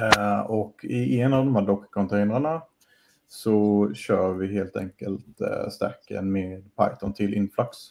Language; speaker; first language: Swedish; native; Swedish